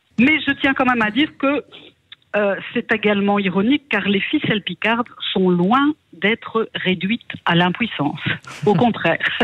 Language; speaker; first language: French; native; French